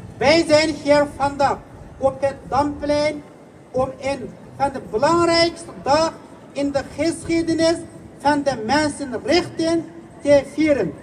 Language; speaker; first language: Dutch; non-native, learner; Uyghur